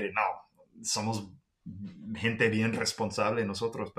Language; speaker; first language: Spanish; non-native, fluent; English